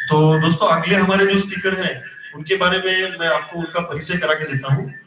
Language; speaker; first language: Hindi; non-native, local second language; Marathi